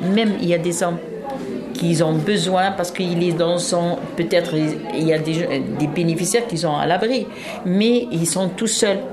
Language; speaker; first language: French; non-native, local second language; Arabic